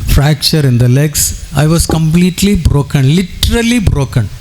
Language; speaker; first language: English; non-native, local second language; Tamil